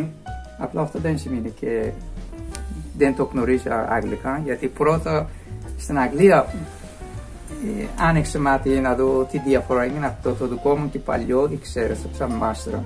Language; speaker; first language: Greek; non-native, learner; Persian